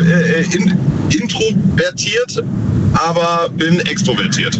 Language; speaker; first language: German; native; German